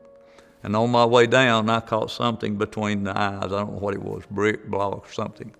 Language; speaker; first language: English; native; English